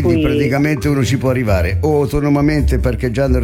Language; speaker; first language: Italian; native; Italian